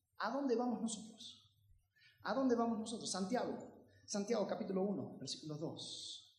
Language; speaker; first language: Spanish; early bilingual, heritage; Spanish